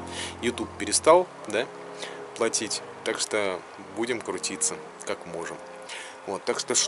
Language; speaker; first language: Russian; native; Russian